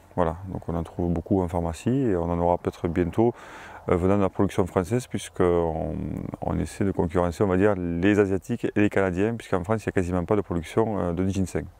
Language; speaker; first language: French; native; French